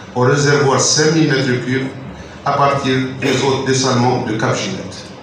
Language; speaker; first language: French; non-native, local second language; Arabic